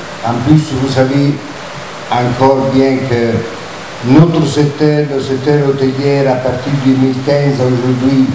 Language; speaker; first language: French; non-native, fluent; Italian